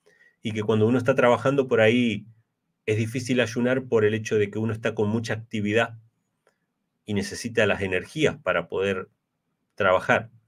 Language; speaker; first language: Spanish; native; Spanish